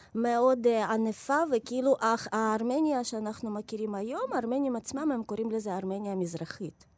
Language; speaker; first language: Hebrew; non-native, fluent; Ukrainian